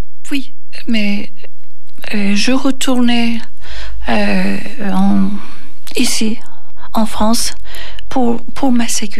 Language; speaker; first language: French; non-native, learner; Turkish